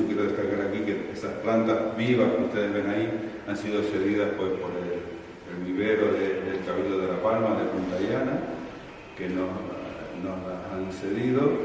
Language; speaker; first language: Spanish; native; Spanish